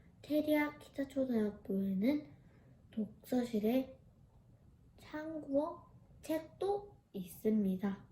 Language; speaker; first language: Korean; early bilingual, heritage; Korean